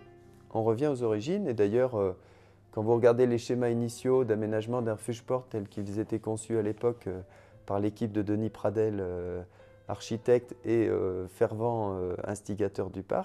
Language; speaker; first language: French; native; French